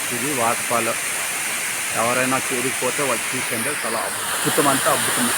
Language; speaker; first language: Telugu; non-native, local second language; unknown